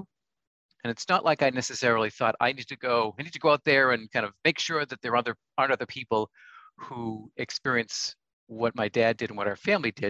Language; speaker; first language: English; native; English